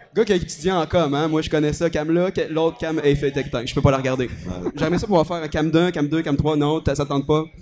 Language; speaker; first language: French; native; French